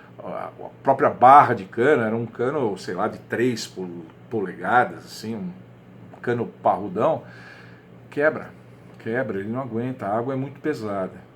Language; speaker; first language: Portuguese; native; Portuguese